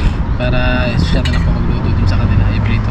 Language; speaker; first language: Filipino; native; Filipino